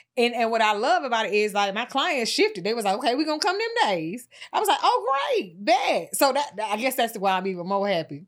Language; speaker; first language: English; native; English